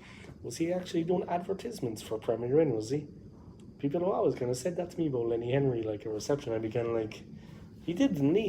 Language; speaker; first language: English; native; English